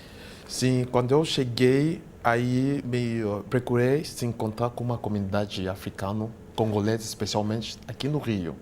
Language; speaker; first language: Portuguese; non-native, fluent; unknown